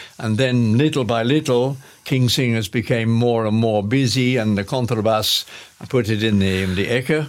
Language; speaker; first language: English; native; English